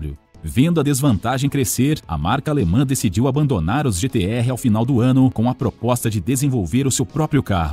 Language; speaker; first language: Portuguese; native; Portuguese